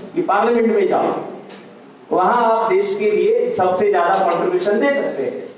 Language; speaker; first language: Hindi; non-native, local second language; Marathi